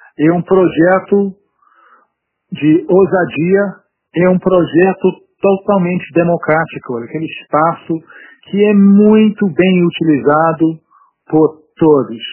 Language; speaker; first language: Portuguese; non-native, fluent; English